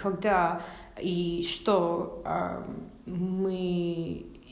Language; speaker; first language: Russian; non-native, learner; English